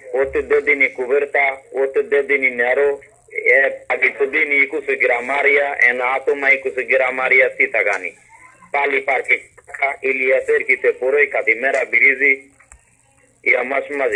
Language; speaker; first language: Greek; non-native, learner; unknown